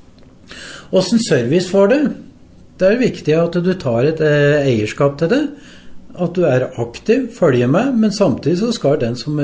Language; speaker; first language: Norwegian; native; Norwegian